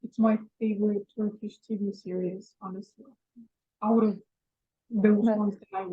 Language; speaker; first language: English; non-native, fluent; Russian